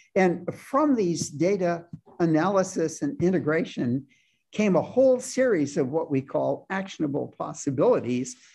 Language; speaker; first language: English; native; English